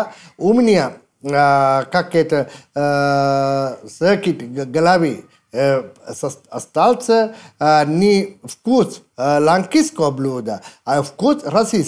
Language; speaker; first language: Russian; non-native, fluent; Sinhala